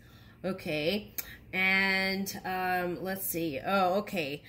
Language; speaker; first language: English; native; English